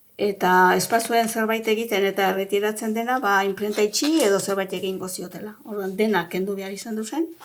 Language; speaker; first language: Basque; native; Basque